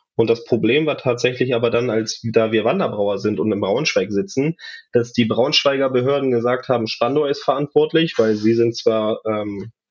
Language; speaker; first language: German; native; German